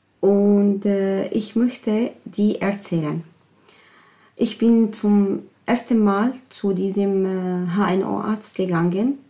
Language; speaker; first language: German; non-native, learner; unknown